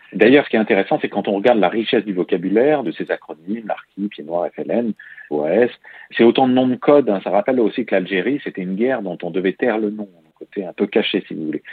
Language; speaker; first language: French; native; French